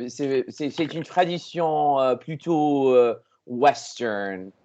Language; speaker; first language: French; non-native, learner; English